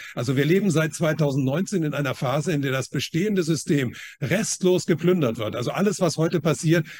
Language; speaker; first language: German; non-native, fluent; Chinese